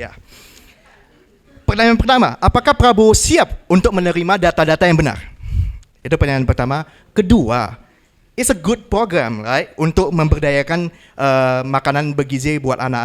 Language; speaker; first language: Indonesian; native; Indonesian